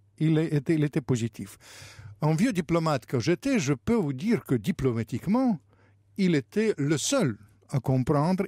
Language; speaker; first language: French; non-native, fluent; Russian